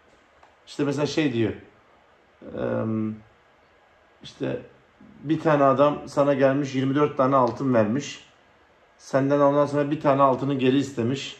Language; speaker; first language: Turkish; native; Turkish